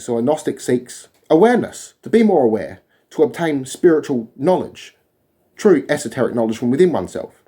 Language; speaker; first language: English; native; English